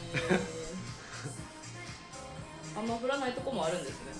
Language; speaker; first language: Japanese; native; Japanese